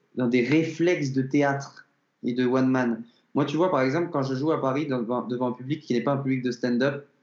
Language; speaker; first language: French; native; French